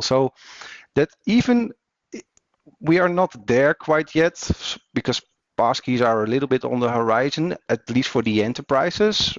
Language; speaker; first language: English; non-native, fluent; Dutch